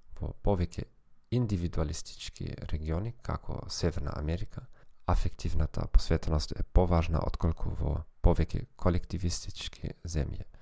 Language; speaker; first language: Macedonian; non-native, learner; German